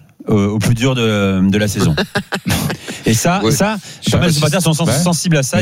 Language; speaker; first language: French; native; French